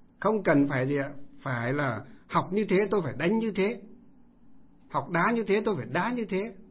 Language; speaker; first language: Vietnamese; native; Vietnamese